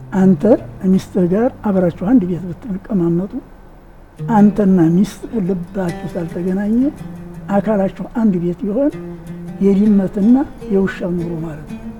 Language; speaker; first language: Amharic; native; Amharic